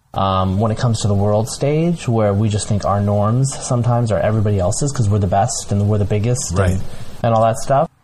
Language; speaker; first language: English; early bilingual, other home language; Bangla